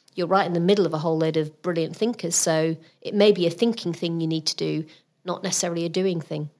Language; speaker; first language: English; native; English